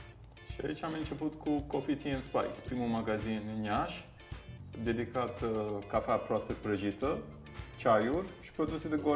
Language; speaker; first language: Romanian; non-native, fluent; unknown